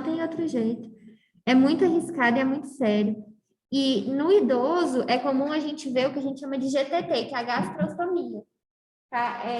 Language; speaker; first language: Portuguese; native; Portuguese